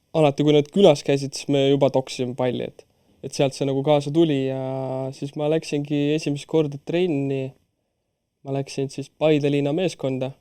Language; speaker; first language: Estonian; non-native, local second language; Russian